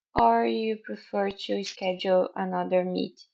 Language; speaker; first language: English; non-native, learner; Portuguese